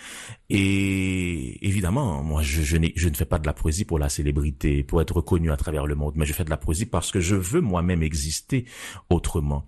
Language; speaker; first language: French; non-native, local second language; Haitian Creole